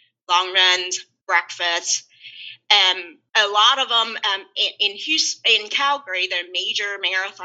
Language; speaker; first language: English; non-native, local second language; Cantonese